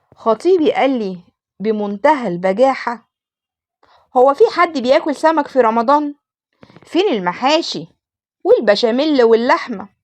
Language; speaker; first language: Egyptian Arabic; native; Egyptian Arabic